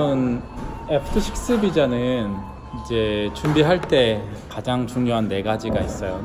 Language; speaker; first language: Korean; native; Korean